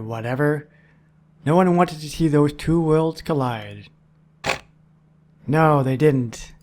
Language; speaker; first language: English; native; English